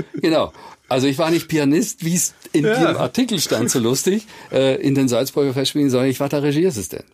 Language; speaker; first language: German; native; German